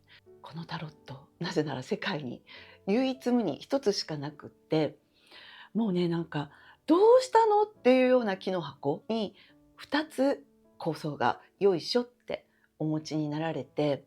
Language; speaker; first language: Japanese; native; Japanese